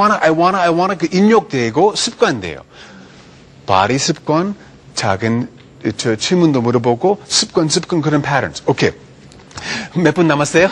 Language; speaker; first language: Korean; non-native, fluent; English